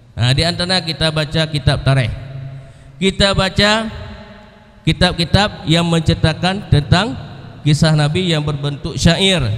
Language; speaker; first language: Malay; non-native, local second language; Achinese